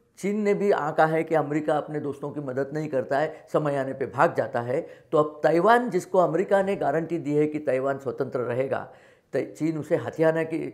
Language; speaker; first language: Hindi; non-native, local second language; Marathi